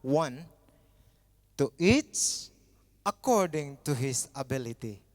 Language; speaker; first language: English; non-native, local second language; Filipino